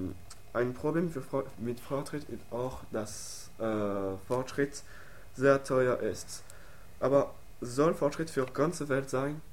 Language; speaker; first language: German; non-native, learner; French